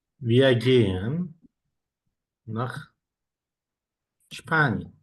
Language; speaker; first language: German; non-native, fluent; Turkish